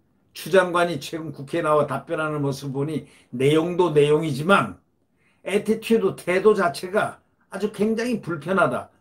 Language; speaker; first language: Korean; native; Korean